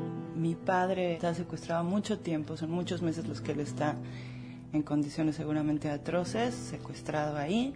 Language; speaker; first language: Spanish; native; Spanish